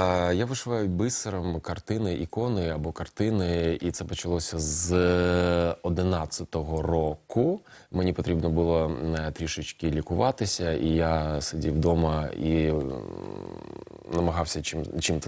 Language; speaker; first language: Ukrainian; non-native, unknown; Russian